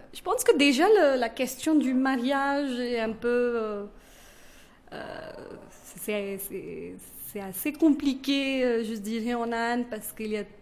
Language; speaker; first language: French; non-native, fluent; Kannada